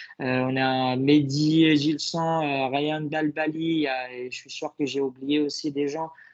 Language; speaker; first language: French; non-native, fluent; Arabic